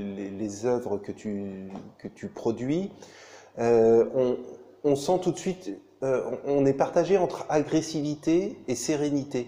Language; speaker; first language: French; native; French